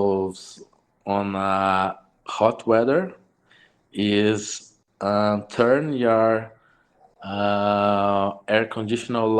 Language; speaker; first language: English; non-native, learner; Portuguese